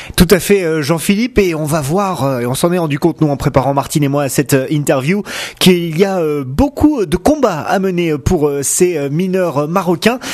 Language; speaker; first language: French; native; French